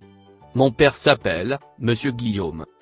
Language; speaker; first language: French; non-native, learner; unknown